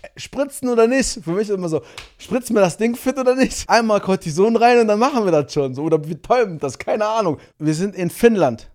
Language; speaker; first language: German; early bilingual, other home language; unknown